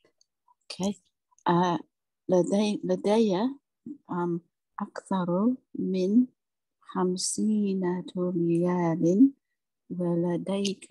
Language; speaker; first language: Arabic; non-native, learner; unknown